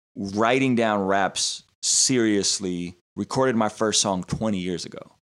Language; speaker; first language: English; early bilingual, other home language; Russian